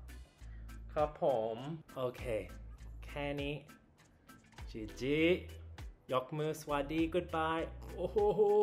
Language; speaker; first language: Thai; non-native, learner; English